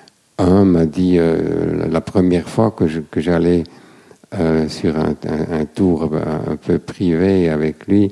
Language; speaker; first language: French; non-native, fluent; German